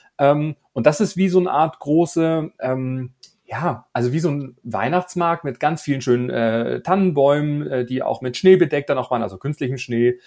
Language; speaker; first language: German; native; German